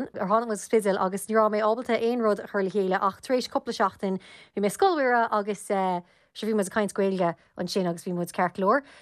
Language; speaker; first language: Irish; non-native, local second language; English